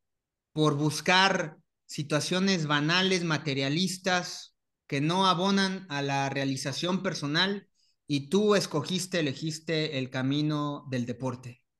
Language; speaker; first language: Spanish; native; Spanish